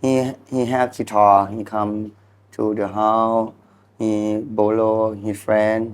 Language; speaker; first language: English; non-native, learner; Thai